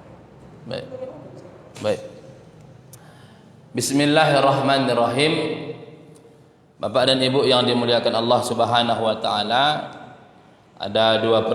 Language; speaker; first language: Indonesian; native; Indonesian